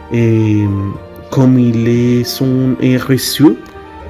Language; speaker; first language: French; non-native, learner; Spanish